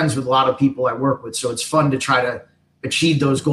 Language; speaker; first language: English; native; English